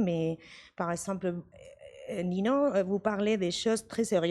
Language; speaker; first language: French; non-native, learner; Spanish